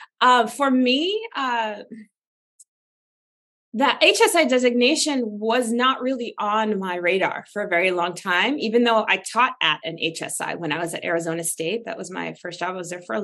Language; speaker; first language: English; native; English